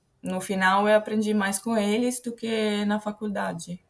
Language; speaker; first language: Portuguese; non-native, fluent; Italian